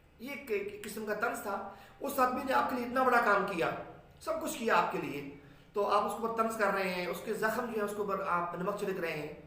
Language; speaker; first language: Urdu; non-native, local second language; Punjabi